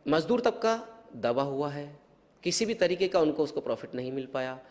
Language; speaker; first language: Hindi; native; Hindi